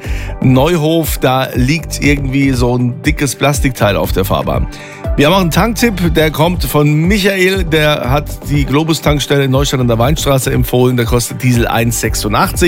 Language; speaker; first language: German; native; German